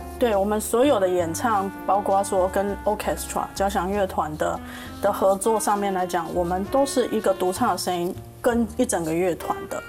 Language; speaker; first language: Chinese; native; Chinese